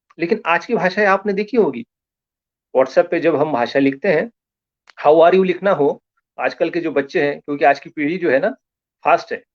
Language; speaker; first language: Hindi; non-native, local second language; Marathi